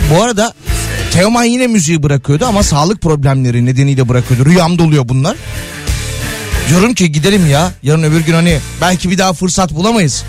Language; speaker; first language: Turkish; native; Turkish